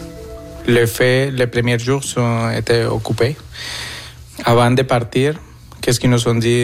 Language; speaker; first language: French; non-native, fluent; Spanish